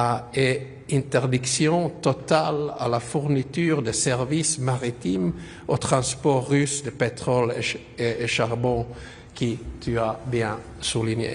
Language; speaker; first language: French; non-native, fluent; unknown